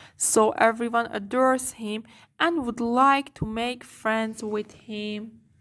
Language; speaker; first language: English; non-native, fluent; Persian